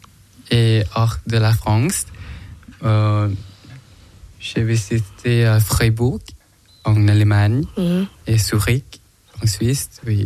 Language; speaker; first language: French; non-native, learner; Thai